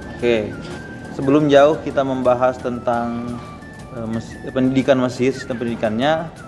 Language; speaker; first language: Indonesian; native; Indonesian